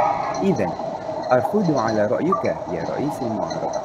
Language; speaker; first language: Arabic; non-native, learner; Malay